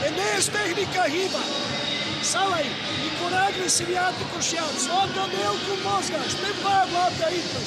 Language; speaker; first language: Hungarian; non-native, learner; Russian